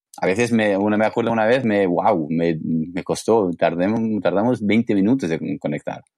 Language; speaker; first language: Spanish; non-native, fluent; English